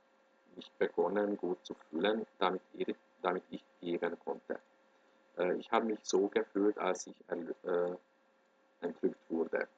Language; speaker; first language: German; non-native, fluent; Hungarian